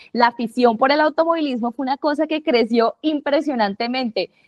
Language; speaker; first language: Spanish; native; Spanish